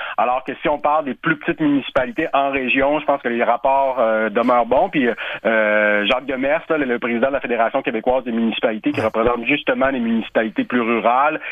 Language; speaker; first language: French; native; French